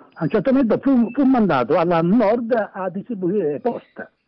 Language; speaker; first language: Italian; native; Italian